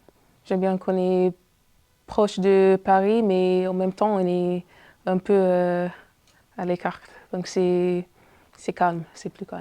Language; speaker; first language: French; non-native, fluent; English